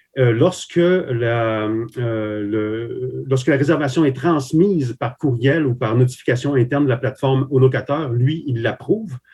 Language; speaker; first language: French; early bilingual, other home language; Slovak